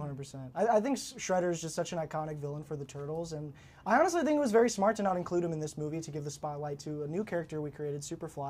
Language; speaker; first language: English; native; English